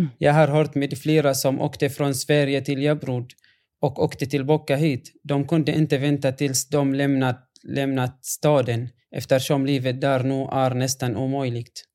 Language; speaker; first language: Swedish; non-native, fluent; Arabic